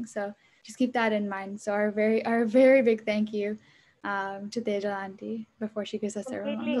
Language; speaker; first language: English; early bilingual, other home language; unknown